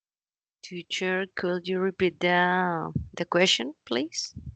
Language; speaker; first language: English; non-native, learner; Spanish